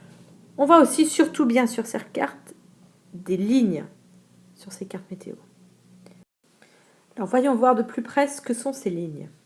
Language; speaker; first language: French; native; French